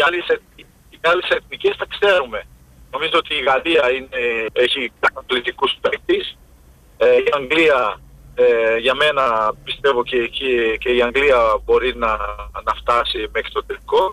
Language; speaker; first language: Greek; non-native, fluent; Portuguese